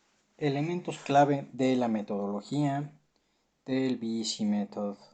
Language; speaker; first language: Spanish; native; Spanish